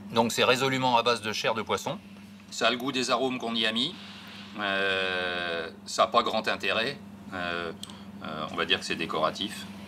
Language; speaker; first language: French; native; French